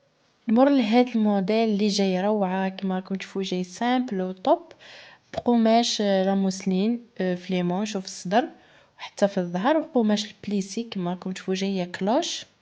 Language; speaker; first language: Arabic; native; Arabic